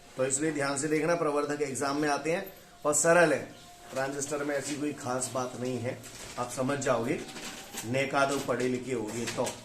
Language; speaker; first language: Hindi; native; Hindi